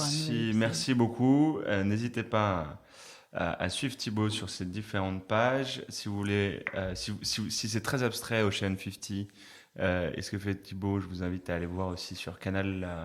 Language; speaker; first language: French; native; French